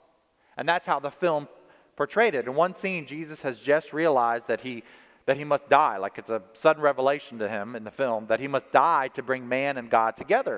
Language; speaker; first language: English; native; English